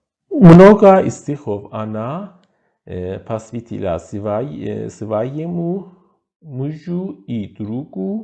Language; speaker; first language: Russian; non-native, fluent; Persian